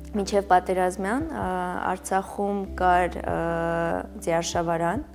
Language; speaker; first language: Armenian; native; Armenian